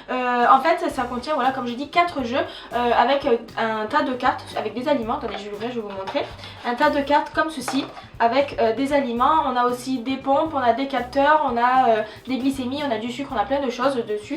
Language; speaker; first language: French; native; French